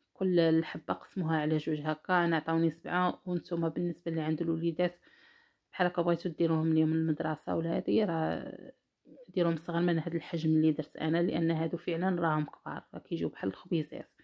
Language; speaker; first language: Arabic; native; Arabic